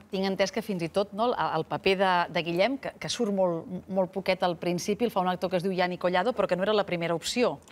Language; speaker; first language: Catalan; native; Catalan